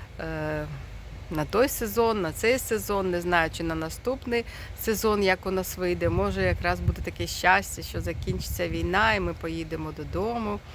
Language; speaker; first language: Ukrainian; non-native, local second language; Russian